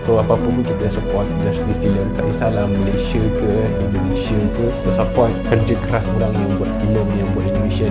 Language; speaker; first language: Malay; native; Malay